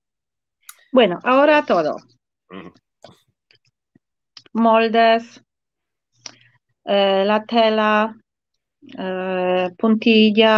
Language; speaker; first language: Spanish; non-native, fluent; Polish